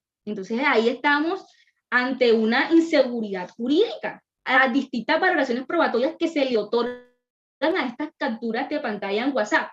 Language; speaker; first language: Spanish; native; Spanish